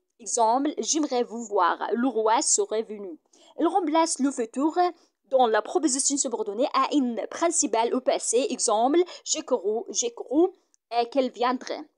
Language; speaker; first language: French; non-native, fluent; Arabic